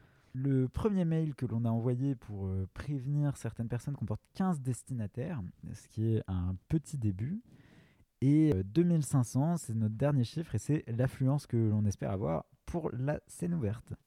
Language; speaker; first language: French; native; French